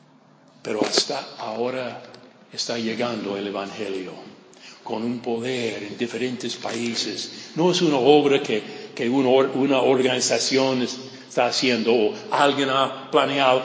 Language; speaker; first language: Spanish; non-native, fluent; English